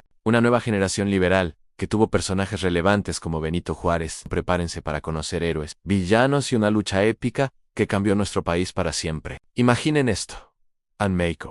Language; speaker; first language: Spanish; native; Spanish